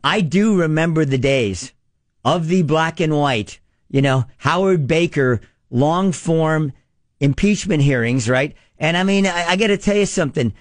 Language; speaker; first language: English; native; English